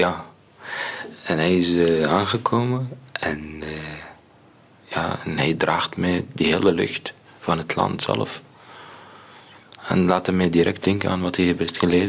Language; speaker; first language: Dutch; non-native, learner; Arabic